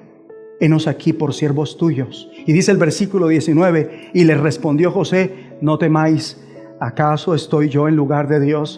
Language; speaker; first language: Spanish; native; Spanish